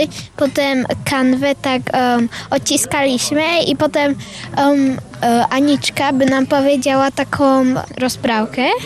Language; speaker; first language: Polish; early bilingual, heritage; Polish